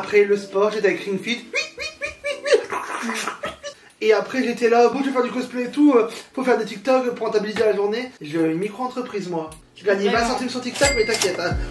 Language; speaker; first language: French; native; French